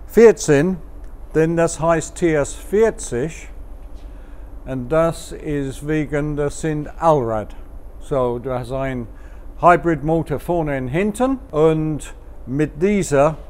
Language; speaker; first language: German; non-native, fluent; English